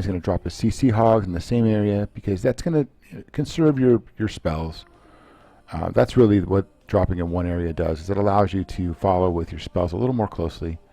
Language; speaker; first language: English; native; English